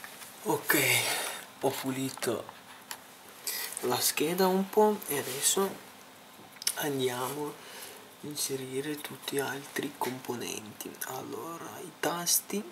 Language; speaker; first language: Italian; non-native, fluent; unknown